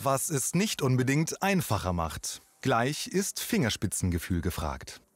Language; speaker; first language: German; native; German